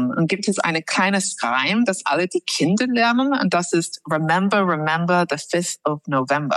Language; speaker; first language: German; non-native, fluent; English